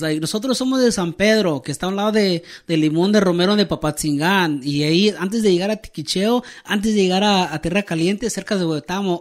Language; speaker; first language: Spanish; early bilingual, heritage; Spanish